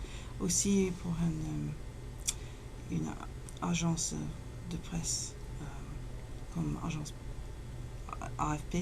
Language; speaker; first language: French; non-native, fluent; English